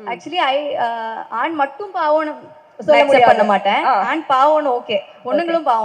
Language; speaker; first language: Tamil; non-native, fluent; Malayalam